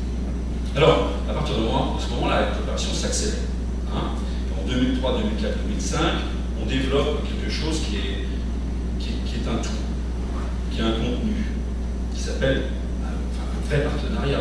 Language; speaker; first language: French; native; French